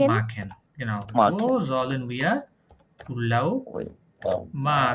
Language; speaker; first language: German; non-native, fluent; Bangla